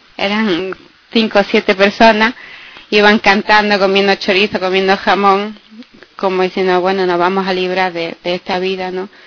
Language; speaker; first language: Spanish; early bilingual, heritage; Spanish